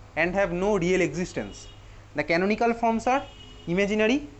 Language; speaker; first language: English; non-native, local second language; Bangla